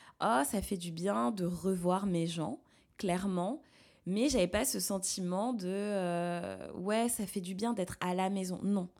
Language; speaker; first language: French; native; French